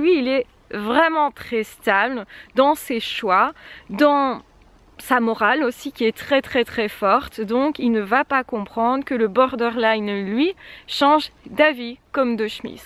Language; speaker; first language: French; native; French